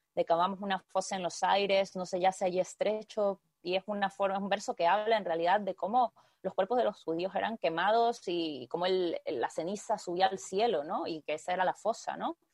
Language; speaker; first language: Spanish; native; Spanish